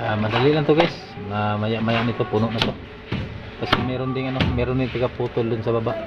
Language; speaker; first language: Filipino; non-native, local second language; Cebuano